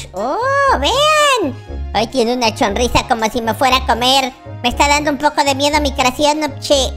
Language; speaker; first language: Spanish; native; Spanish